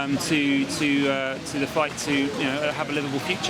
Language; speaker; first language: English; native; English